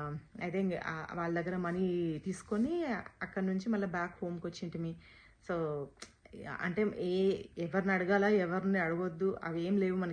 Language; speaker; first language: Telugu; native; Telugu